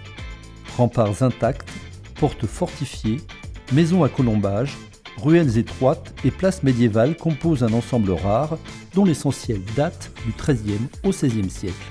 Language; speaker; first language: French; native; French